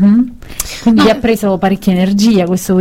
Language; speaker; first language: Italian; native; Italian